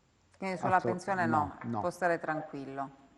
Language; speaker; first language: Italian; native; Italian